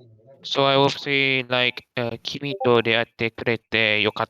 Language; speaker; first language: Japanese; non-native, learner; English